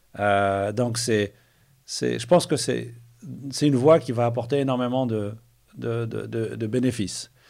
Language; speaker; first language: French; non-native, local second language; Arabic